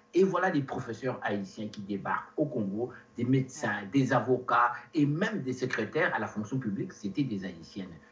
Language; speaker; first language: French; non-native, local second language; Lingala